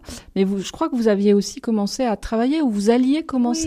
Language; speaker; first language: French; native; French